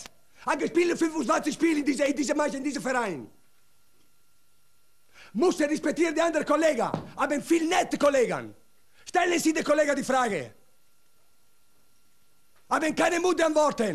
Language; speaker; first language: German; non-native, learner; Italian